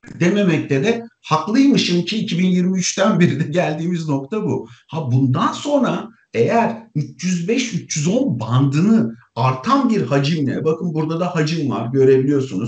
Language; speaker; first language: Turkish; native; Turkish